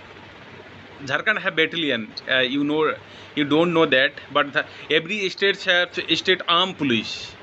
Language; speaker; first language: English; non-native, learner; Bangla